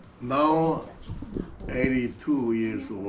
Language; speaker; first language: English; non-native, learner; Korean